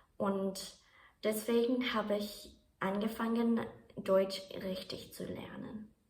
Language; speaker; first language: German; non-native, fluent; Japanese